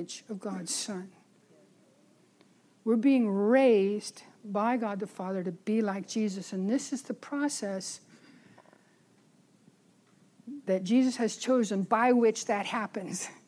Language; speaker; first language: English; native; English